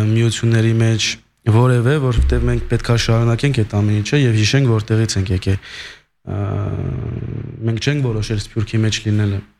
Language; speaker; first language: Armenian; early bilingual, heritage; Armenian